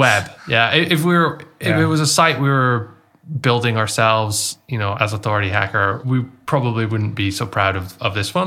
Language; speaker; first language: English; native; English